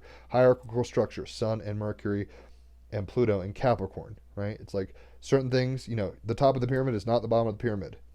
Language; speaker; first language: English; native; English